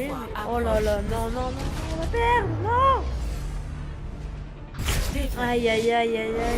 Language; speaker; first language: French; native; French